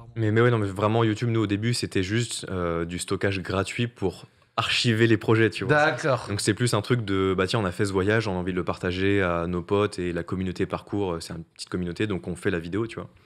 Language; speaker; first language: French; native; French